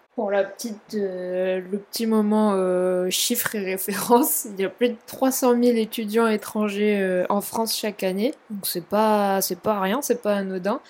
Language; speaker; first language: French; native; French